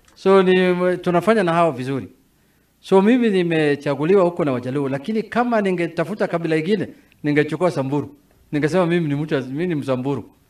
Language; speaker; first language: Swahili; non-native, local second language; Somali